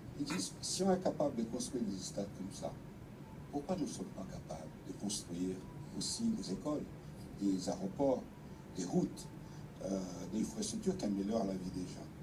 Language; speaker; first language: French; non-native, fluent; Portuguese